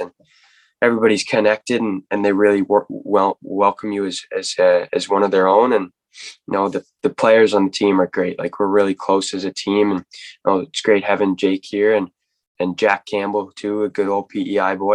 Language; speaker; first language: English; native; English